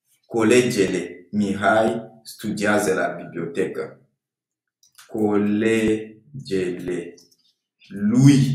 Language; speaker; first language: Romanian; non-native, fluent; French